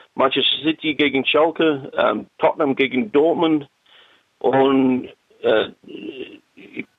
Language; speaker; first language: German; non-native, learner; English